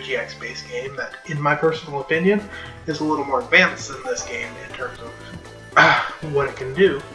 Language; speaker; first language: English; native; English